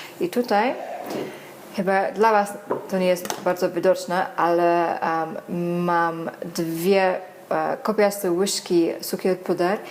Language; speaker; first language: Polish; non-native, learner; English